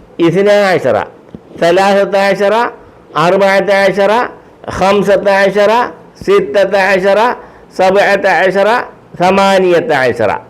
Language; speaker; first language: Arabic; non-native, fluent; Malayalam